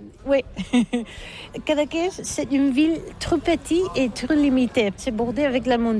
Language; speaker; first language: French; non-native, learner; Catalan